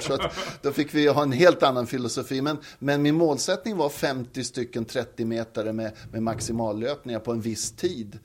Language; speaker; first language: Swedish; native; Swedish